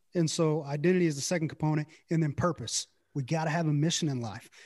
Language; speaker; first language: English; native; English